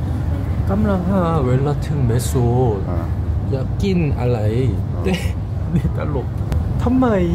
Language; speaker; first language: Thai; non-native, learner; Korean